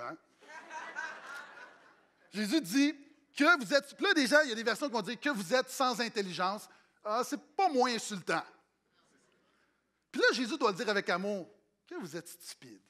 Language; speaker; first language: French; native; French